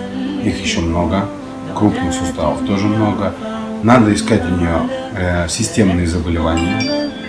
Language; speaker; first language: Russian; native; Russian